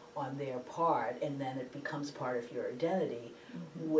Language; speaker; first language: English; native; English